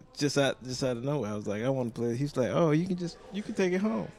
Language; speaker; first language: English; native; English